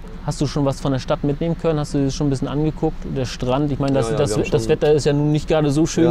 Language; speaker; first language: German; native; German